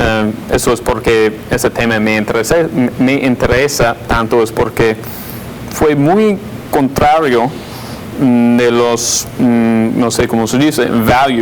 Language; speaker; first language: Spanish; non-native, fluent; English